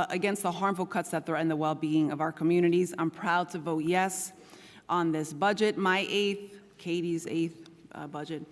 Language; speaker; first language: English; native; English